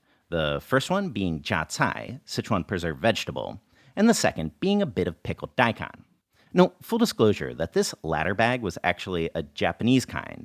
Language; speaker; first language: English; native; English